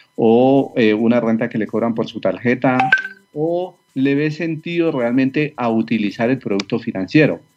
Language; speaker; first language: Spanish; native; Spanish